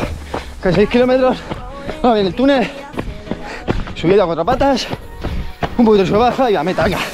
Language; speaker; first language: Spanish; native; Spanish